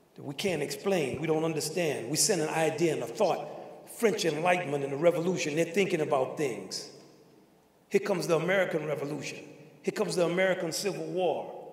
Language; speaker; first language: English; native; English